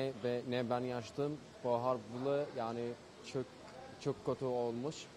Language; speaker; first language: Turkish; non-native, learner; Arabic